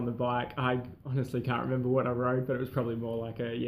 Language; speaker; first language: English; native; English